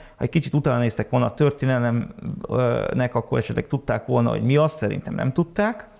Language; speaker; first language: Hungarian; early bilingual, heritage; Hungarian